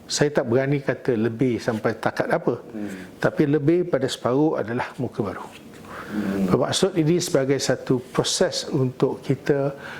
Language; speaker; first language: Malay; non-native, local second language; Chinese